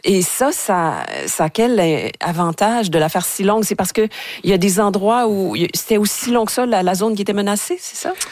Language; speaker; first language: French; native; French